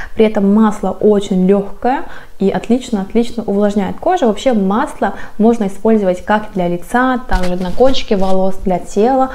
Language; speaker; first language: Russian; non-native, fluent; Korean